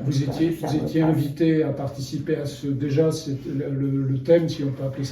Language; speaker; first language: French; native; French